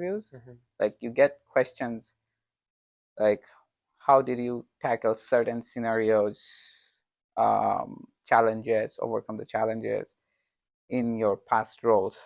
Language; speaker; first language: English; non-native, local second language; Bangla